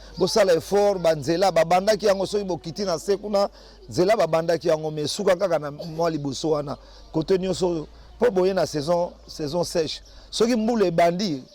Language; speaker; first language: Lingala; non-native, local second language; Kongo